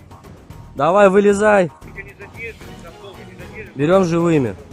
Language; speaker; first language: Russian; native; Russian